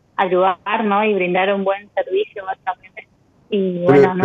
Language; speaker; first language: Spanish; native; Spanish